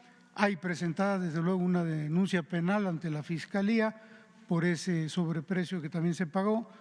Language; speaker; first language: Spanish; native; Spanish